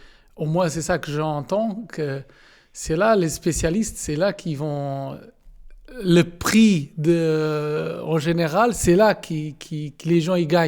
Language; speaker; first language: French; non-native, learner; Portuguese